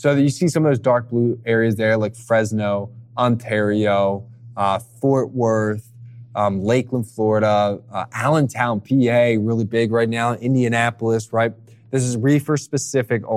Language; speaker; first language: English; native; English